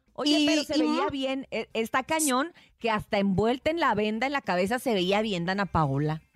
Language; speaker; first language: Spanish; native; Spanish